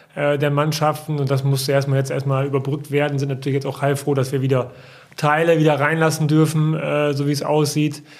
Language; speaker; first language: German; native; German